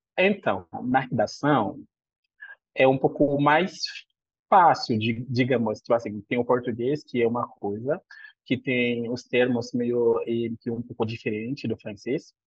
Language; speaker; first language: Portuguese; non-native, fluent; Haitian Creole